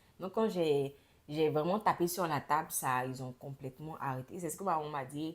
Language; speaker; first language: French; native; French